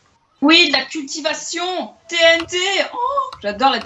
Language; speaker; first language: French; native; French